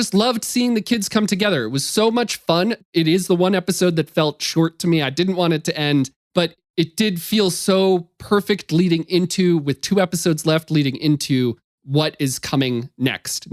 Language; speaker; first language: English; native; English